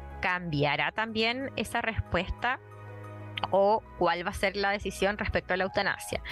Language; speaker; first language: Spanish; native; Spanish